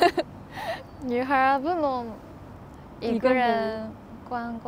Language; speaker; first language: Chinese; non-native, learner; Japanese